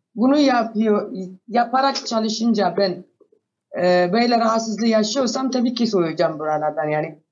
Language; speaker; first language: Turkish; non-native, fluent; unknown